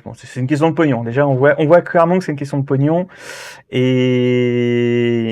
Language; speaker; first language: French; native; French